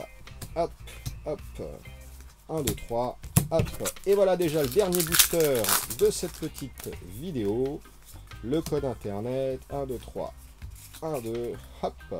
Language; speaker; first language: French; native; French